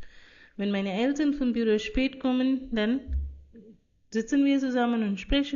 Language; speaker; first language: German; non-native, fluent; Hindi